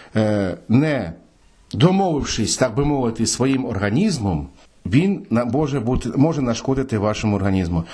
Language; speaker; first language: Ukrainian; native; Ukrainian